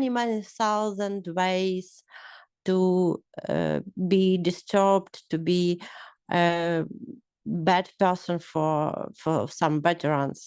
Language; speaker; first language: English; non-native, learner; Ukrainian